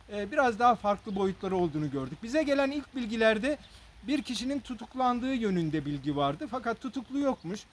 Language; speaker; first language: Turkish; native; Turkish